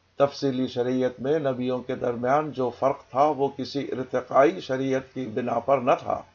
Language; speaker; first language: Urdu; native; Urdu